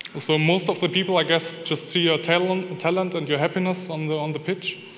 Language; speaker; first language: English; non-native, fluent; German